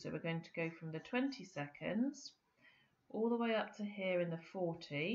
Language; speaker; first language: English; native; English